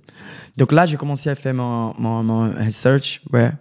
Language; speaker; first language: French; non-native, learner; Portuguese